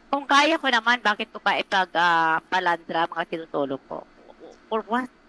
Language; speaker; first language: Filipino; non-native, local second language; Cebuano